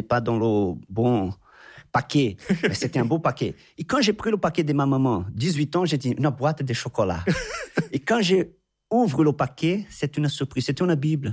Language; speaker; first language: French; non-native, fluent; Portuguese